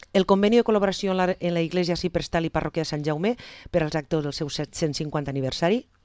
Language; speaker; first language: Catalan; native; Catalan